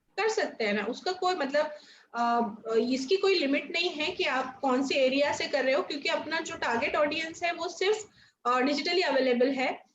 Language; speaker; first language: Hindi; non-native, local second language; Marathi